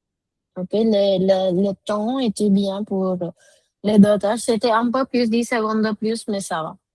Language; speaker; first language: French; non-native, fluent; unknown